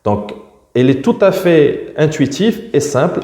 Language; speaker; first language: French; non-native, local second language; Arabic